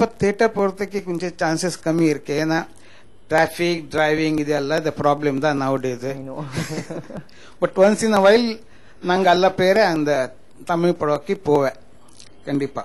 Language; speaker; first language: Tamil; non-native, local second language; Marathi